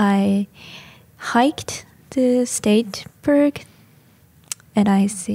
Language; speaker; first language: English; non-native, learner; Japanese